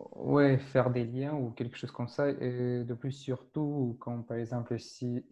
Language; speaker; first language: French; non-native, fluent; Russian